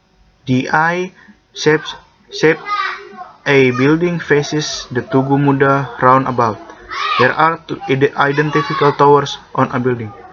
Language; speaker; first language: English; non-native, learner; Indonesian